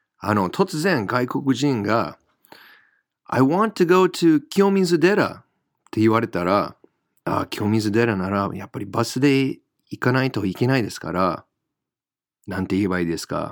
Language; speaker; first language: Japanese; non-native, fluent; English